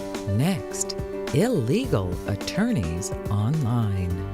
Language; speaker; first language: English; native; English